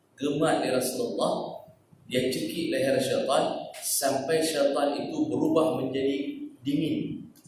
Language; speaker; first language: Malay; non-native, local second language; Achinese